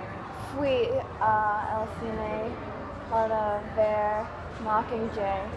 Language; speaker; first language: Spanish; non-native, learner; English